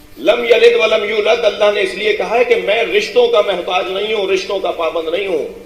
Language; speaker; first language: Urdu; non-native, local second language; Sindhi